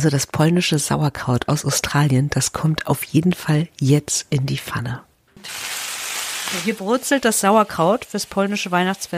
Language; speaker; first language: German; native; German